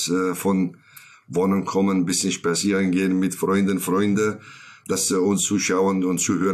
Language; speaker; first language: German; non-native, learner; Kurdish